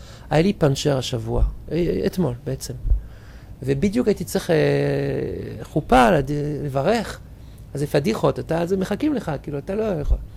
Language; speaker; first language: Hebrew; non-native, fluent; French